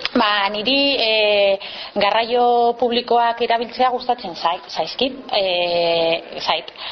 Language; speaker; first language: Basque; non-native, local second language; Spanish